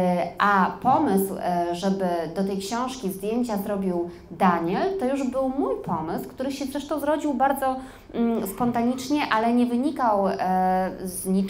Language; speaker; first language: Polish; native; Polish